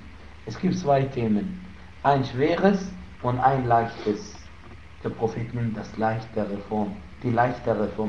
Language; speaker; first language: German; non-native, fluent; Arabic